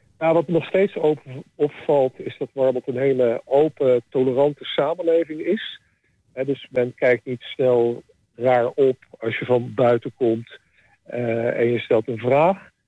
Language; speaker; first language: Dutch; native; Dutch